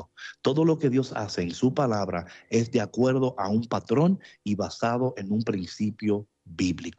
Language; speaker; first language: Spanish; native; Spanish